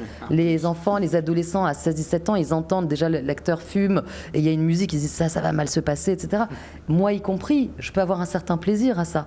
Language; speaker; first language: French; native; French